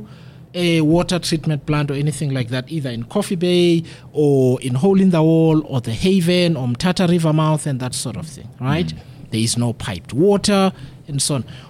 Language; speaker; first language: English; non-native, local second language; Xhosa